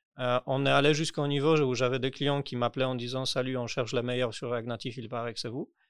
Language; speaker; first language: French; non-native, fluent; Polish